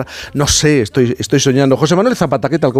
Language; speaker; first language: Spanish; native; Spanish